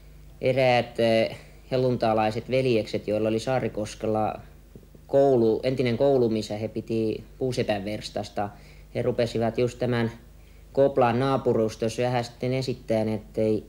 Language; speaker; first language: Finnish; native; Finnish